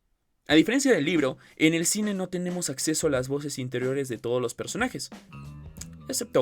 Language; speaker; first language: Spanish; native; Spanish